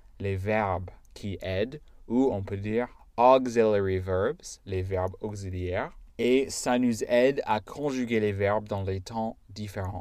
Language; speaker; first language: French; non-native, fluent; English